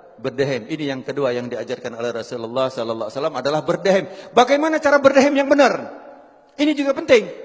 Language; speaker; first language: Indonesian; non-native, local second language; Javanese